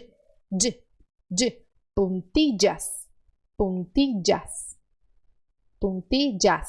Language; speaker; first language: Spanish; non-native, fluent; Portuguese